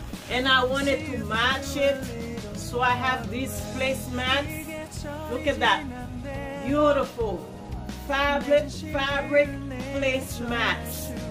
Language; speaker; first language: English; non-native, fluent; Haitian Creole